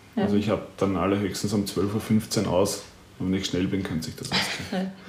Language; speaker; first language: German; native; German